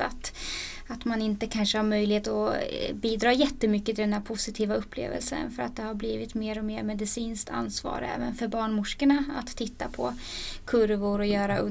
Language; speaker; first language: Swedish; native; Swedish